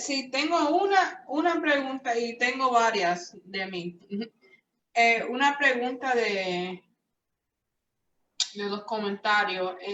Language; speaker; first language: Spanish; early bilingual, heritage; Spanish